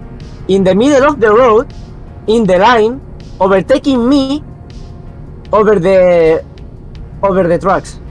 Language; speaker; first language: English; non-native, learner; Spanish